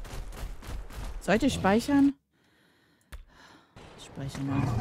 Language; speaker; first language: German; native; German